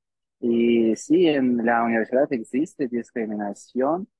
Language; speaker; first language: Spanish; non-native, learner; Russian